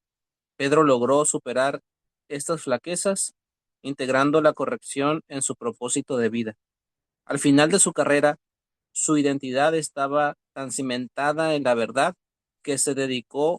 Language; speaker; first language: Spanish; native; Spanish